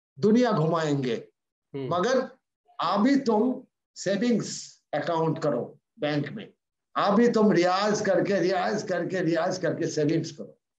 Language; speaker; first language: Hindi; non-native, local second language; Bangla